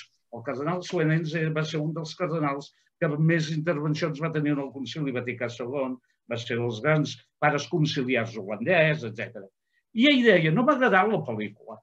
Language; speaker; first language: Catalan; native; Catalan